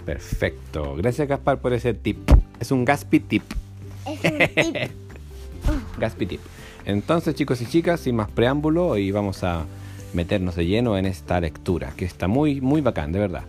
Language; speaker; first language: Spanish; native; Spanish